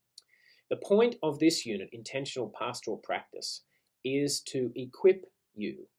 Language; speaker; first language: English; native; English